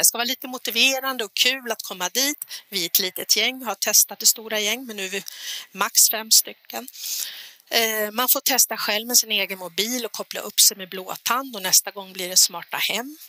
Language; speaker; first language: Swedish; native; Swedish